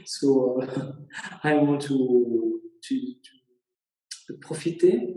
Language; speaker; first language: English; non-native, learner; Italian